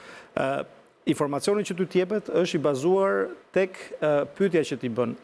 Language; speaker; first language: Albanian; native; Albanian